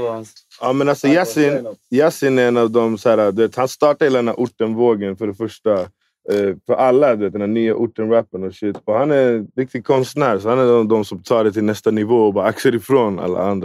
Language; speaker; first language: Swedish; native; Swedish